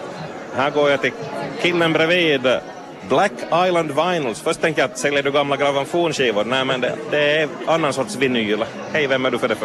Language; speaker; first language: Swedish; native; Swedish